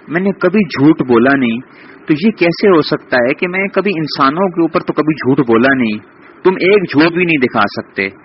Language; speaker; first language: Urdu; native; Urdu